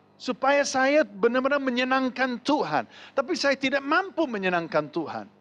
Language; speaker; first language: Indonesian; non-native, fluent; English